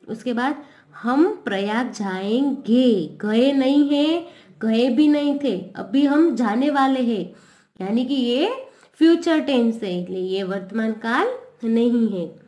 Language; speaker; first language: Hindi; non-native, local second language; Gujarati